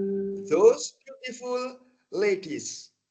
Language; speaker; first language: English; non-native, fluent; Indonesian